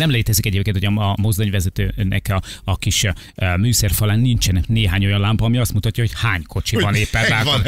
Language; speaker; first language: Hungarian; native; Hungarian